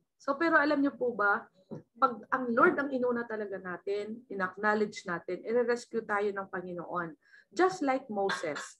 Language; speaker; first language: Filipino; native; Filipino